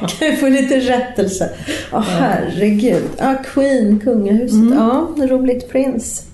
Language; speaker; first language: Swedish; native; Swedish